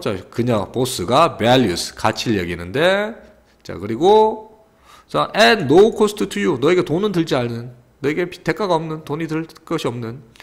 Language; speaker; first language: Korean; native; Korean